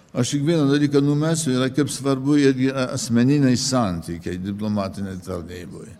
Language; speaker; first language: Lithuanian; early bilingual, heritage; Lithuanian